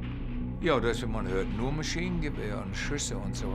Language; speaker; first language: German; native; German